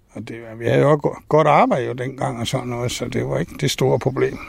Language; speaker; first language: Danish; native; Danish